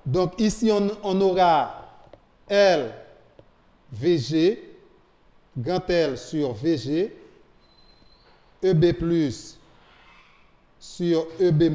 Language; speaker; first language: French; non-native, local second language; Haitian Creole